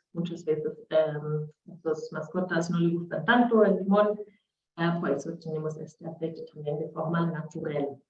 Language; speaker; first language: Spanish; non-native, learner; German